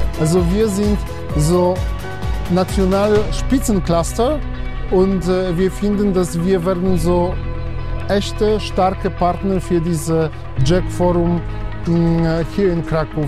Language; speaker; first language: German; non-native, fluent; Polish